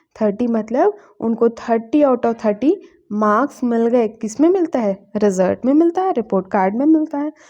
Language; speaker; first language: Hindi; native; Hindi